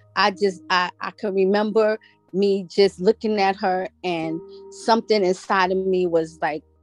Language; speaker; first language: English; native; English